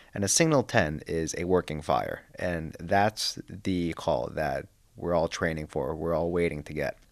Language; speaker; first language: English; native; English